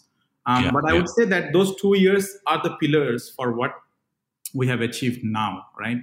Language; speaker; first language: English; non-native, local second language; Bangla